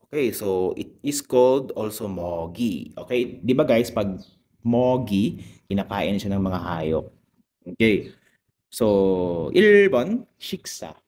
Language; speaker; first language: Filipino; non-native, local second language; Cebuano